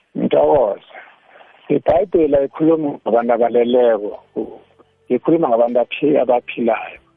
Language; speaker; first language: Zulu; non-native, local second language; South Ndebele